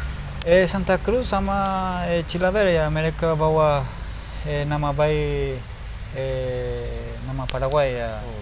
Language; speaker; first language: Indonesian; non-native, learner; Spanish